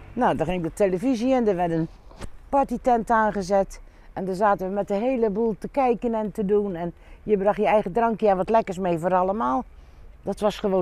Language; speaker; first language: Dutch; native; Dutch